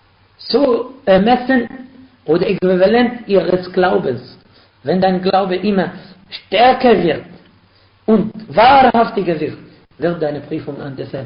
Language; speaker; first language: German; non-native, fluent; Arabic